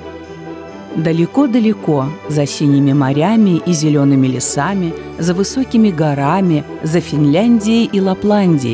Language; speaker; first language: Russian; native; Russian